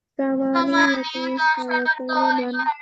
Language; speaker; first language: Arabic; non-native, learner; Bangla